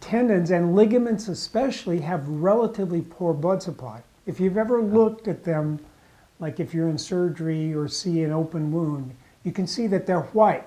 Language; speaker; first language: English; native; English